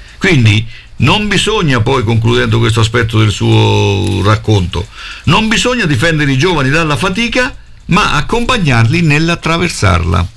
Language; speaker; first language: Italian; native; Italian